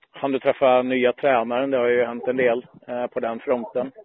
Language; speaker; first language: Swedish; native; Swedish